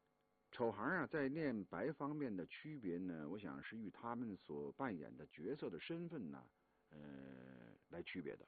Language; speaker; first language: Chinese; native; Chinese